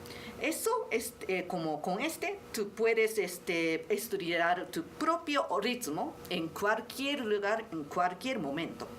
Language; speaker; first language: Spanish; non-native, learner; Japanese